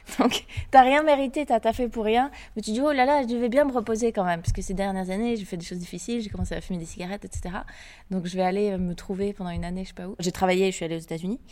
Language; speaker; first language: French; native; French